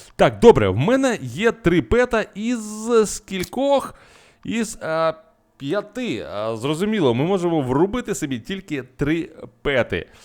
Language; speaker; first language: Ukrainian; native; Ukrainian